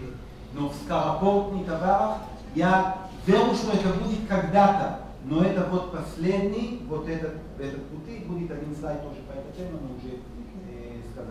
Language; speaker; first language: Russian; non-native, learner; Hebrew